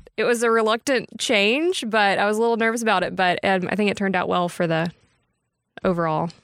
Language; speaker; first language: English; native; English